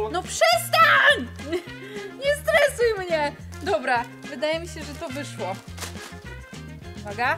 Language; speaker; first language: Polish; native; Polish